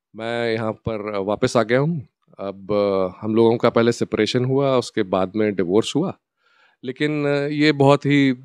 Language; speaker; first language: Hindi; native; Hindi